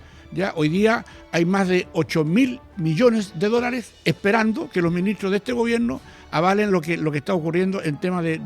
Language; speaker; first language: Spanish; native; Spanish